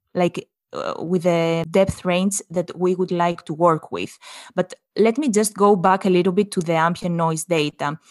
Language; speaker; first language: English; non-native, fluent; Greek